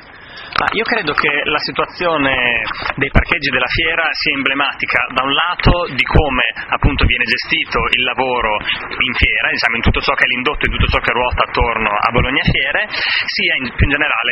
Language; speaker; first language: Italian; native; Italian